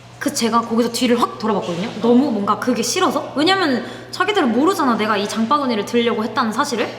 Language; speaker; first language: Korean; native; Korean